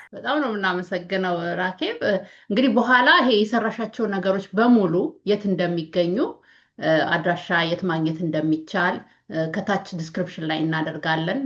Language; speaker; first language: Amharic; native; Amharic